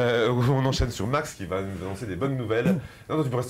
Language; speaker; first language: French; native; French